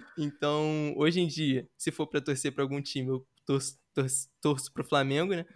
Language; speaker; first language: Portuguese; native; Portuguese